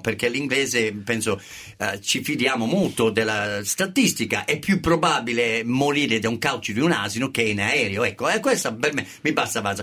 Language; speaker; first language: Italian; non-native, fluent; English